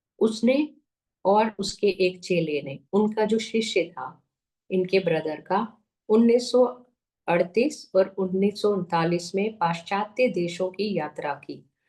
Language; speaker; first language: Hindi; native; Hindi